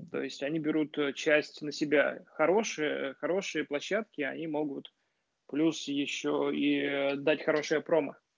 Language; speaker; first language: Russian; native; Russian